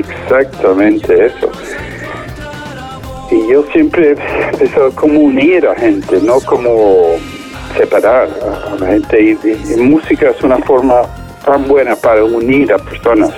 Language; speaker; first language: Spanish; non-native, fluent; English